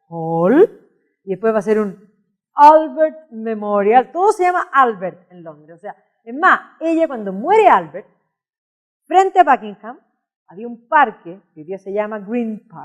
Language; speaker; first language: Spanish; native; Spanish